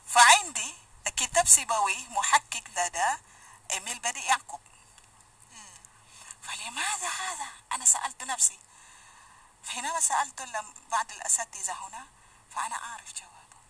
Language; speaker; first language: Arabic; non-native, fluent; Malay